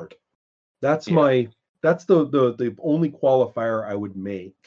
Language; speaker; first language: English; native; English